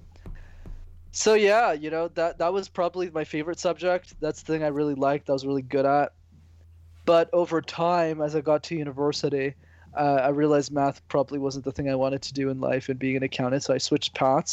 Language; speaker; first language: English; native; English